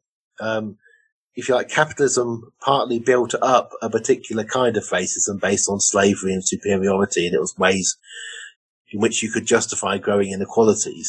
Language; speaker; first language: English; native; English